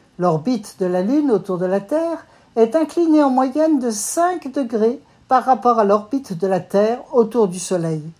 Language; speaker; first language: French; native; French